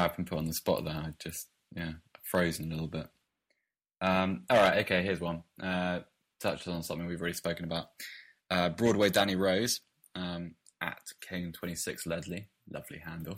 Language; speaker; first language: English; native; English